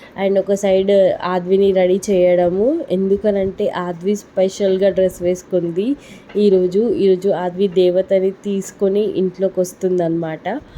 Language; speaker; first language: Telugu; non-native, local second language; Lambadi